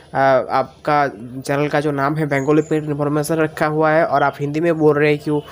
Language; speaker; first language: Hindi; non-native, local second language; Bangla